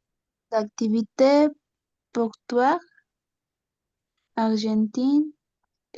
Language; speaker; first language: French; non-native, learner; Spanish